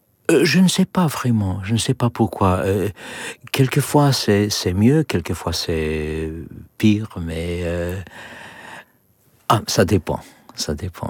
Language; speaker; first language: French; non-native, learner; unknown